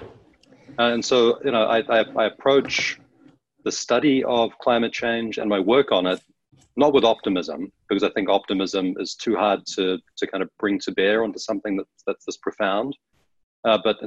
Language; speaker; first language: English; native; English